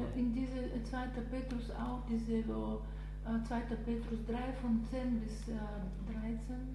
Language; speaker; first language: German; non-native, learner; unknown